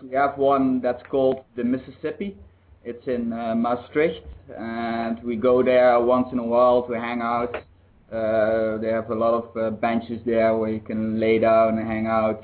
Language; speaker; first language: English; non-native, fluent; Dutch